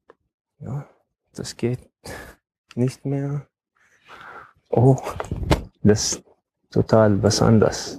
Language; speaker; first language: German; non-native, fluent; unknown